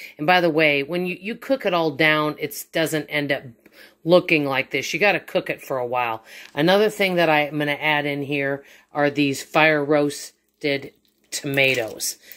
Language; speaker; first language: English; native; English